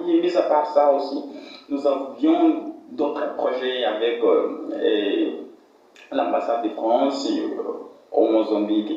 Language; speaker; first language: French; non-native, fluent; Portuguese